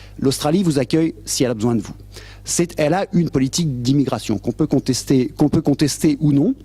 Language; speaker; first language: French; native; French